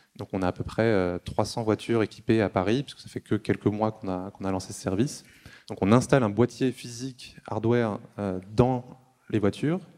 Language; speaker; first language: French; native; French